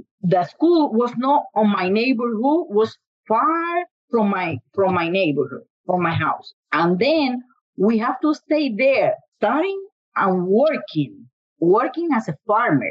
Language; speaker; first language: English; non-native, learner; Spanish